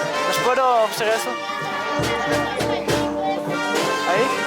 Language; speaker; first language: Spanish; non-native, learner; English